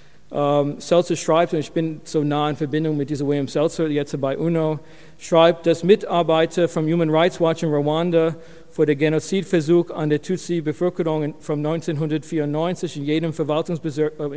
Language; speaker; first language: German; non-native, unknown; English